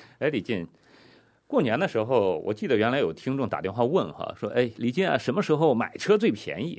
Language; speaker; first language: Chinese; native; Chinese